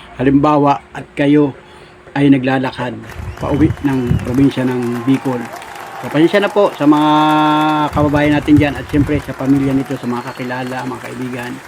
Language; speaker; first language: Filipino; native; Filipino